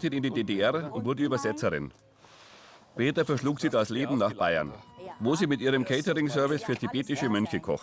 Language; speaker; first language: German; native; German